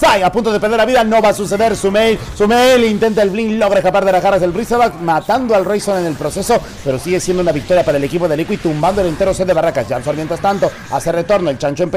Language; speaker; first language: Spanish; native; Spanish